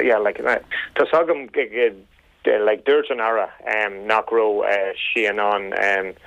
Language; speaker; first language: Irish; non-native, local second language; English